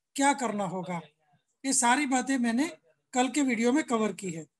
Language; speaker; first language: Hindi; non-native, local second language; Gujarati